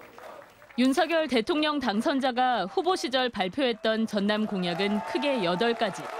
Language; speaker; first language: Korean; native; Korean